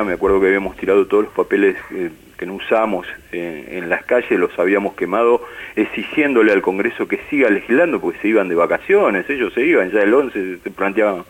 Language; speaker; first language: Spanish; native; Spanish